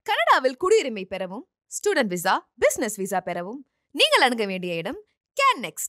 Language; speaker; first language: Tamil; native; Tamil